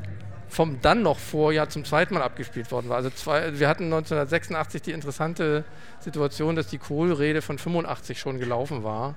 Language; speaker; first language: German; native; German